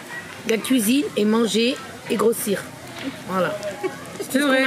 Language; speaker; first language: French; native; French